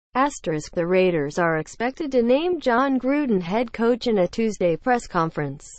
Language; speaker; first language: English; native; English